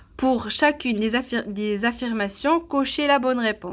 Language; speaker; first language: French; non-native, local second language; Arabic